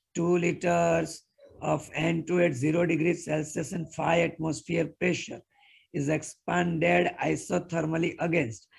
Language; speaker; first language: English; non-native, local second language; Gujarati